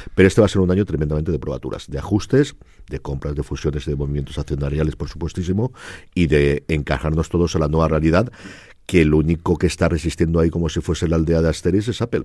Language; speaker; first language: Spanish; native; Spanish